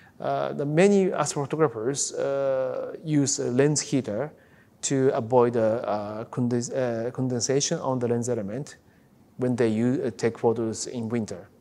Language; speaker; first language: English; non-native, fluent; Japanese